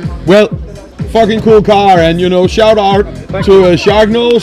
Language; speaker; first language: English; non-native, fluent; Danish